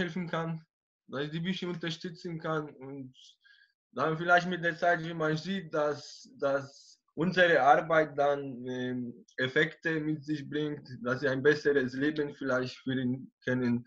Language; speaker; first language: German; non-native, fluent; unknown